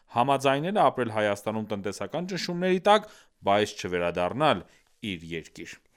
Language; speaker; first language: Armenian; early bilingual, heritage; Armenian